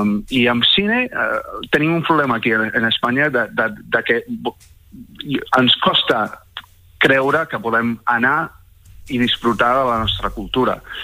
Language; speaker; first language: Catalan; non-native, fluent; English